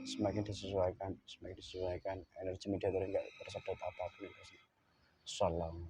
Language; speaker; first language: Indonesian; native; Indonesian